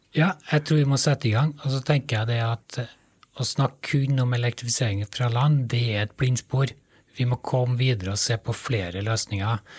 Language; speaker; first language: Norwegian; native; Norwegian